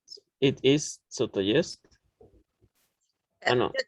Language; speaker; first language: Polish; non-native, learner; Spanish